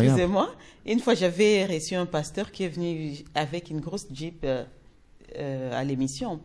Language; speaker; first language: French; non-native, local second language; Lingala